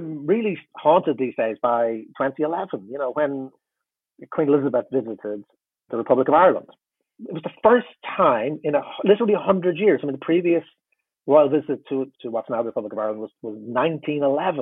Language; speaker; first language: English; native; English